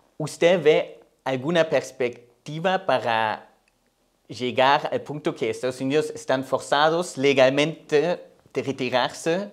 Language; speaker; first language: Spanish; non-native, fluent; German